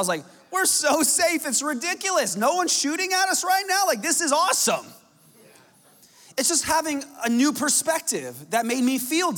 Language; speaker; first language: English; native; English